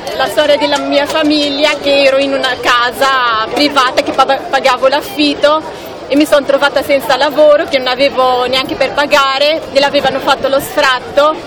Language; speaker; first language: Italian; non-native, fluent; Arabic